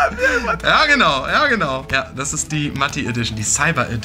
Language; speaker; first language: German; native; German